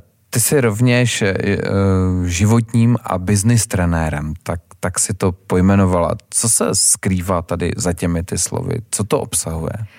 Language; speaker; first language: Czech; native; Czech